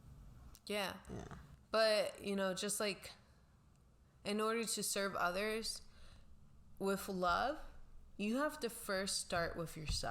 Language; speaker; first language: English; non-native, local second language; Spanish